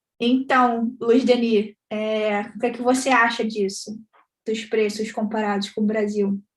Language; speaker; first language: Portuguese; native; Portuguese